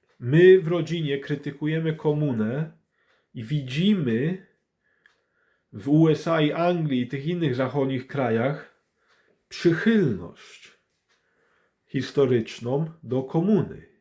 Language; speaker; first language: Polish; early bilingual, heritage; English